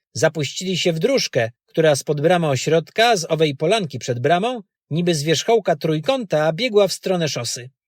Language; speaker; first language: Polish; native; Polish